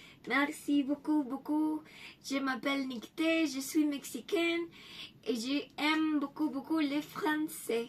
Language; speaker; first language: French; non-native, learner; Spanish